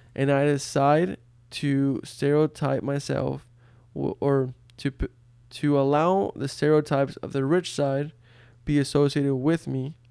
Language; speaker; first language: English; early bilingual, other home language; Spanish